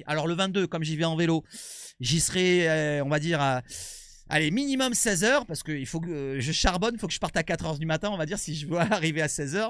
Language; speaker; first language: French; native; French